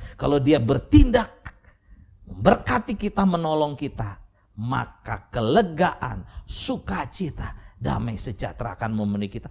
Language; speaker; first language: Indonesian; native; Indonesian